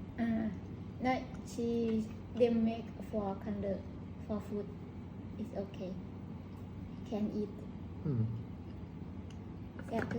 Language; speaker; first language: English; non-native, learner; Thai